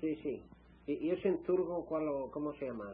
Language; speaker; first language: Spanish; non-native, fluent; English